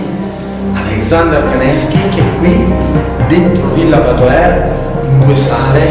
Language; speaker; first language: Italian; native; Italian